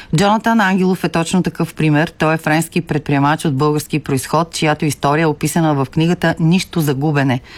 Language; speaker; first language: Bulgarian; native; Bulgarian